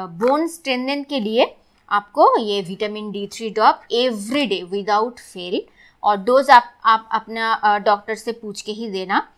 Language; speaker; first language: Hindi; non-native, local second language; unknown